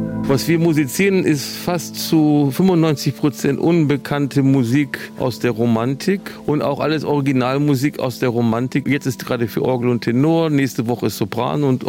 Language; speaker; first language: German; native; German